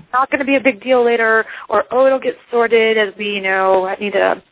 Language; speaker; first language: English; early bilingual, other home language; Icelandic